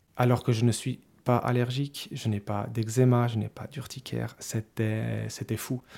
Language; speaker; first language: French; early bilingual, other home language; Spanish